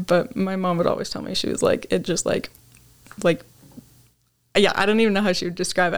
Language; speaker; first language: English; native; English